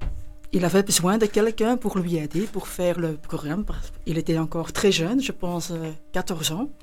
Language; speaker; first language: French; non-native, local second language; Dutch